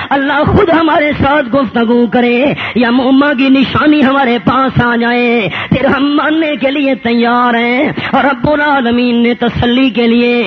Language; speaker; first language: Urdu; non-native, local second language; Punjabi